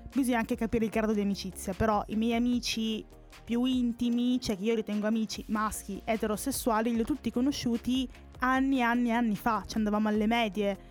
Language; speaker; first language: Italian; early bilingual, other home language; Spanish